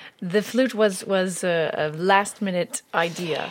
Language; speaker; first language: English; native; English